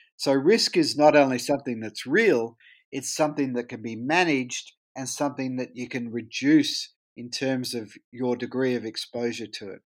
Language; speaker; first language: English; native; English